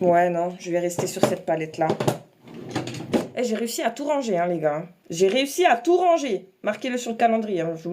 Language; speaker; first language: French; native; French